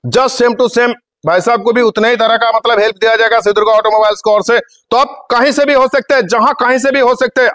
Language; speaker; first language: Hindi; non-native, local second language; Bangla